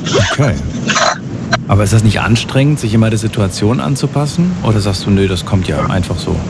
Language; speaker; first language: German; native; German